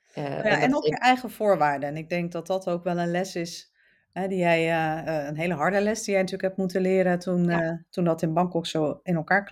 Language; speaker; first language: Dutch; native; Dutch